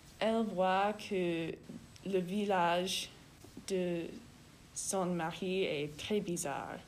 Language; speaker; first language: French; non-native, learner; English